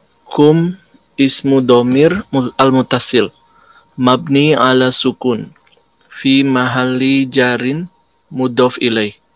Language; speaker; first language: Arabic; non-native, learner; Indonesian